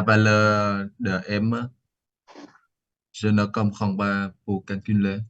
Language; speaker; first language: French; non-native, learner; Vietnamese